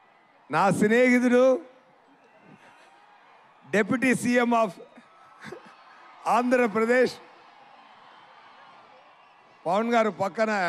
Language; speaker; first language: Telugu; non-native, fluent; Tamil